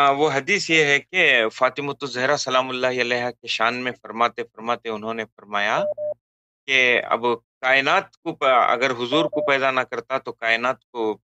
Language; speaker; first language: Urdu; native; Urdu